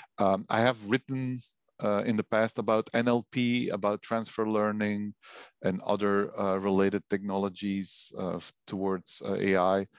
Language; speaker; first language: English; non-native, fluent; Dutch